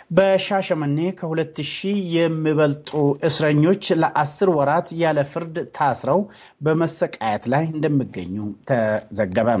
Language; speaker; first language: Amharic; non-native, local second language; Oromo